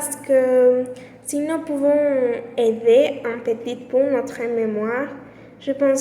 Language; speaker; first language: French; non-native, learner; Spanish